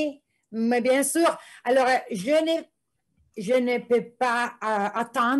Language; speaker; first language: French; non-native, local second language; Italian